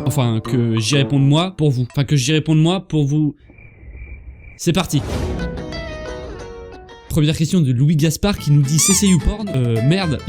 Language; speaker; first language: French; native; French